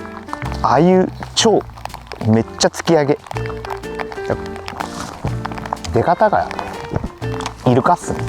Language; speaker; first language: Japanese; native; Japanese